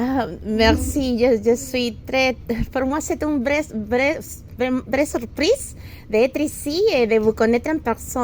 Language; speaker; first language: French; non-native, fluent; Spanish